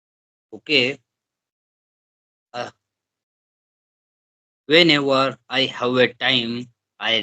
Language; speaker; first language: English; non-native, learner; Hindi